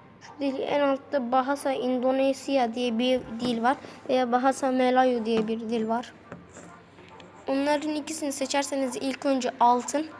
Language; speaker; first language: Turkish; native; Turkish